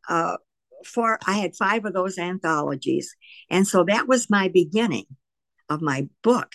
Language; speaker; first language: English; native; English